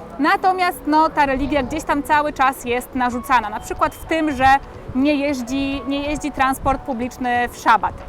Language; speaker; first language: Polish; native; Polish